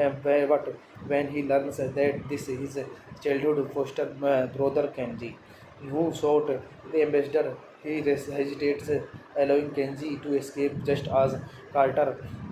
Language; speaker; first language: English; non-native, learner; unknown